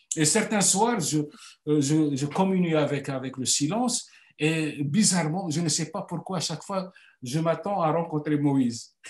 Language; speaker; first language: French; non-native, local second language; Arabic